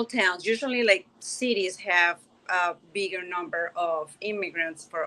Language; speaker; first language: English; non-native, fluent; Spanish